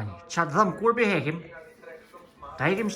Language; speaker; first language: Albanian; native; Albanian